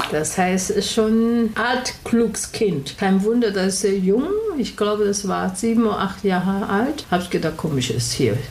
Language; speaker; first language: German; non-native, learner; Chinese